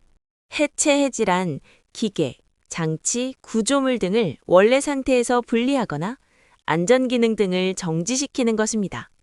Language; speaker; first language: Korean; non-native, learner; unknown